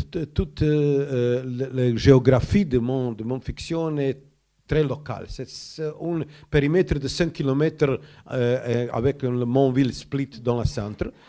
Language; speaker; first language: French; non-native, learner; Croatian